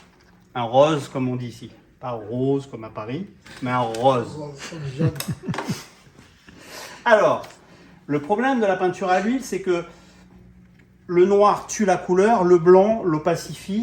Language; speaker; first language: French; native; French